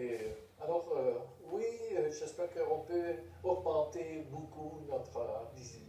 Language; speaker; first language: French; non-native, fluent; Spanish